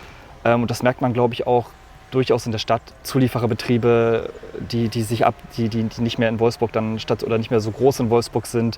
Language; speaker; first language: German; native; German